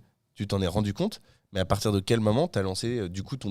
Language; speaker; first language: French; native; French